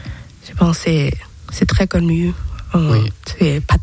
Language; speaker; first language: French; non-native, fluent; Thai